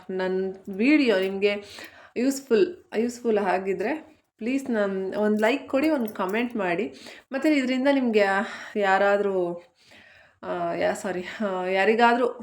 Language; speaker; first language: Kannada; native; Kannada